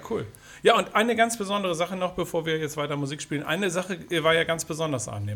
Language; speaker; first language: German; native; German